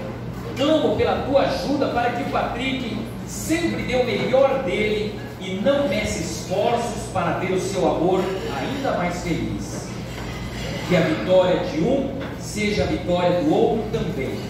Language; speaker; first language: Portuguese; native; Portuguese